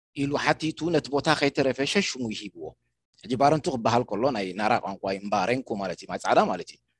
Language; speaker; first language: Tigrinya; non-native, local second language; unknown